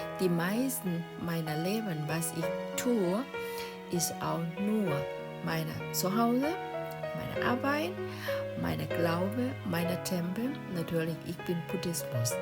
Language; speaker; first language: German; non-native, learner; Thai